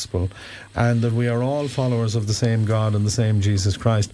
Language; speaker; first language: English; native; English